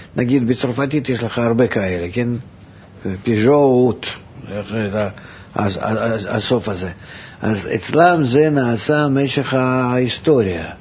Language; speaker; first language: Hebrew; non-native, fluent; Russian